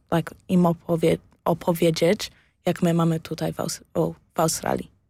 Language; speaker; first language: Polish; early bilingual, heritage; Polish